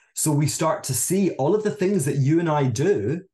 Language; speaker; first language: English; native; English